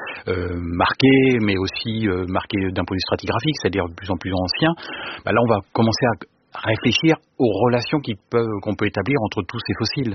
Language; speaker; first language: French; native; French